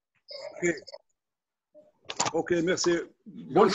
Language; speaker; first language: French; non-native, local second language; Arabic